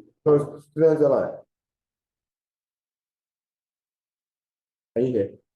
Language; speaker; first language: English; non-native, learner; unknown